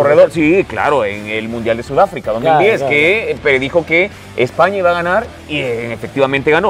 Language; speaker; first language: Spanish; native; Spanish